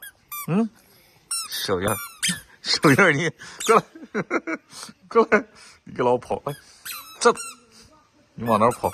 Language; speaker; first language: Chinese; native; Chinese